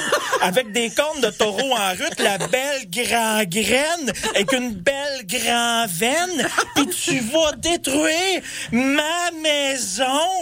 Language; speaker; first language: French; native; French